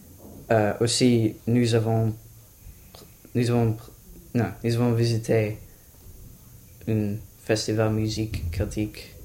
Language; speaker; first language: French; non-native, learner; English